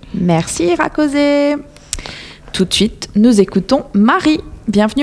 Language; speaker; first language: French; native; French